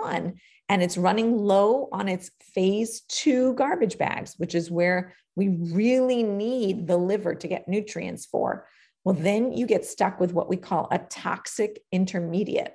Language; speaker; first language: English; native; English